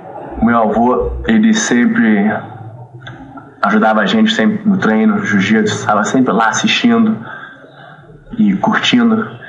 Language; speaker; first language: Portuguese; early bilingual, heritage; Portuguese